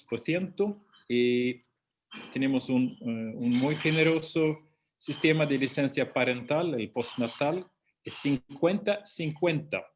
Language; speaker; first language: Spanish; non-native, fluent; Swedish